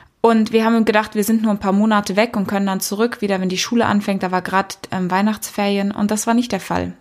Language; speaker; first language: German; early bilingual, heritage; German